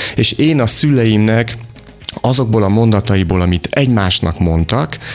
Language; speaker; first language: Hungarian; native; Hungarian